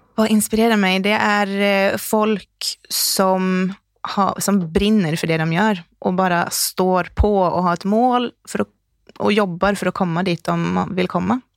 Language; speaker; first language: Swedish; native; Swedish